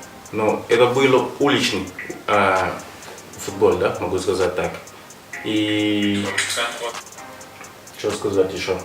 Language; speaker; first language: Russian; non-native, fluent; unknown